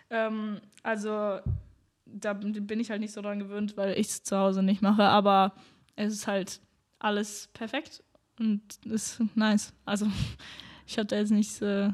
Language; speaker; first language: German; early bilingual, other home language; Romanian